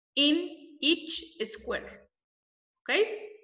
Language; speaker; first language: English; non-native, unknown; Spanish